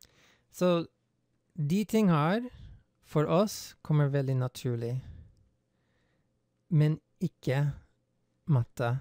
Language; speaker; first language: Norwegian; non-native, fluent; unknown